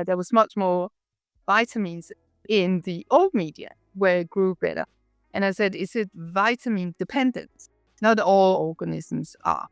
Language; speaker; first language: English; non-native, fluent; Danish